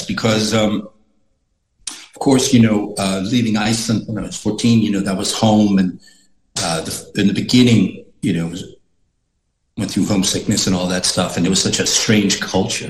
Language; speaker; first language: English; non-native, fluent; Icelandic